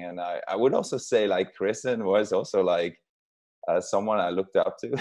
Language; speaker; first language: English; non-native, fluent; Dutch